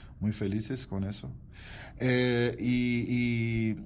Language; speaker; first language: Spanish; non-native, learner; Portuguese